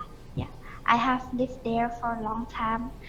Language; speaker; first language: English; non-native, learner; Vietnamese